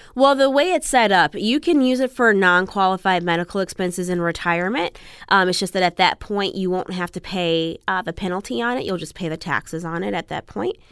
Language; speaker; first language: English; native; English